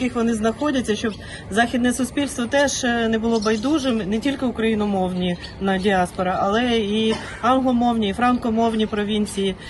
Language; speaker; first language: Ukrainian; native; Ukrainian